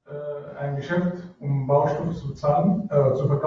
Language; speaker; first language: German; non-native, fluent; Arabic